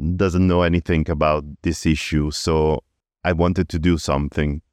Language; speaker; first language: English; early bilingual, other home language; Italian